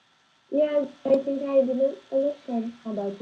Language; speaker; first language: English; non-native, learner; Portuguese